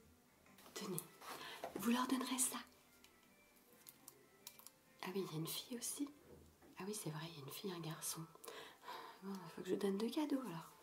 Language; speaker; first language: French; native; French